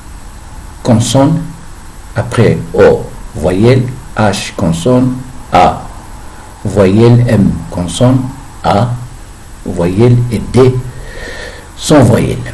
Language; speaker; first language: French; non-native, fluent; Arabic